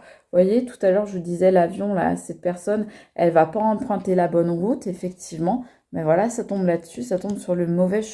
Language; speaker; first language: French; native; French